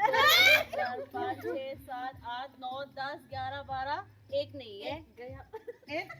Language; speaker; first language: Hindi; non-native, local second language; Rongmei Naga